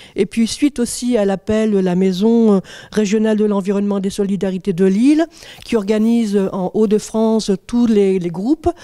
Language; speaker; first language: French; native; French